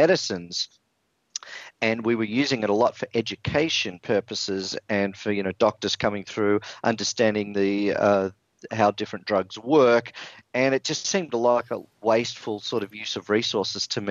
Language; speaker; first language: English; native; English